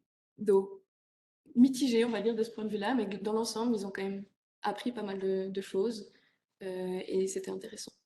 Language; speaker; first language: French; native; French